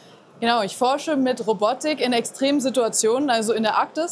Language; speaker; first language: German; native; German